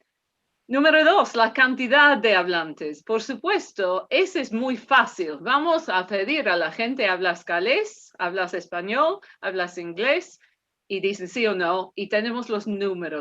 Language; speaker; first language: Spanish; non-native, fluent; English